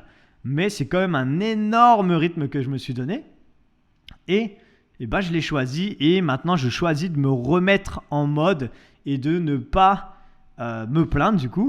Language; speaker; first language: French; native; French